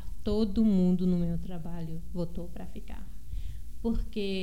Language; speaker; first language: Portuguese; early bilingual, heritage; Portuguese